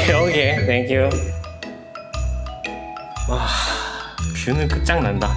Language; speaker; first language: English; non-native, learner; Korean